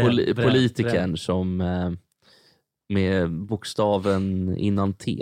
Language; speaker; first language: Swedish; native; Swedish